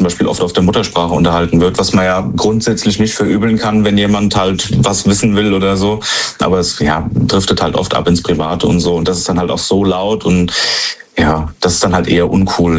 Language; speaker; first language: German; native; German